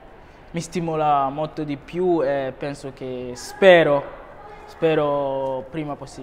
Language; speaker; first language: Italian; non-native, learner; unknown